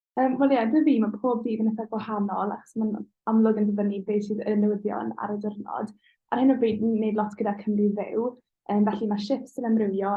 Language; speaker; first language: Welsh; native; Welsh